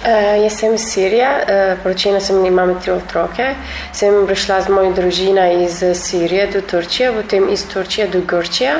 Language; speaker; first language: Slovenian; non-native, learner; Arabic